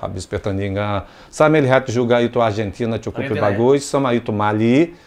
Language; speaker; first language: Indonesian; non-native, fluent; Portuguese